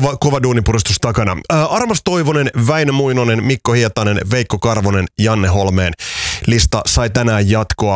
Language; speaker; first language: Finnish; native; Finnish